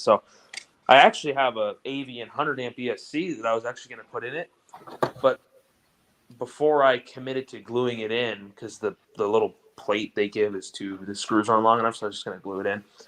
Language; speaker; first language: English; native; English